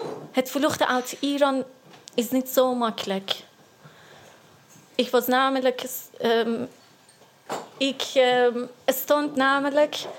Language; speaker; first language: Dutch; non-native, fluent; Persian